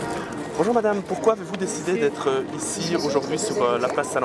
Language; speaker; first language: French; native; French